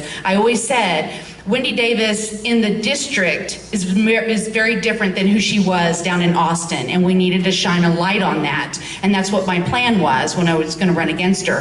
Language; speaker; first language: English; native; English